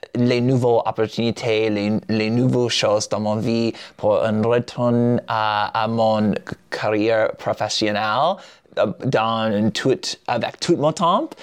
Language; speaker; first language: French; non-native, learner; English